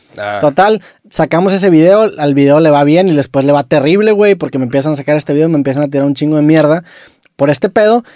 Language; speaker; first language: Spanish; native; Spanish